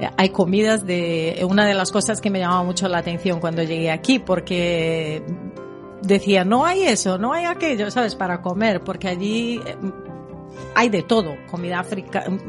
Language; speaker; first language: Spanish; early bilingual, heritage; Spanish